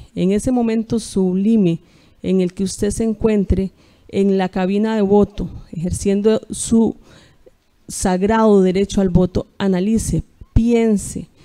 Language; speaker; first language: Spanish; native; Spanish